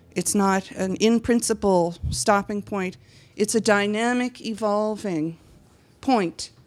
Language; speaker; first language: English; native; English